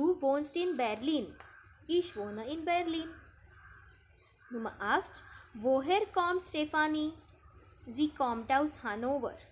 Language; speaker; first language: German; non-native, fluent; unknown